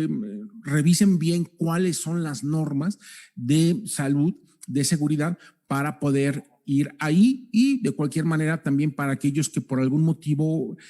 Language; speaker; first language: Spanish; native; Spanish